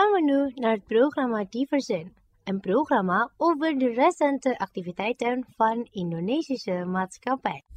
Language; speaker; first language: Dutch; non-native, fluent; Indonesian